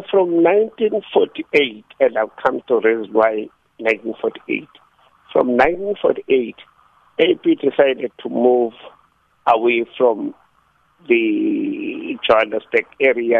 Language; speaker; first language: English; non-native, local second language; Xhosa